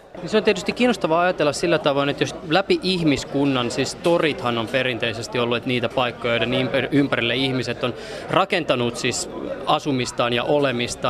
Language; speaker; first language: Finnish; native; Finnish